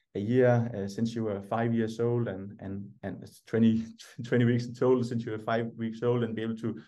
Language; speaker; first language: English; non-native, fluent; Danish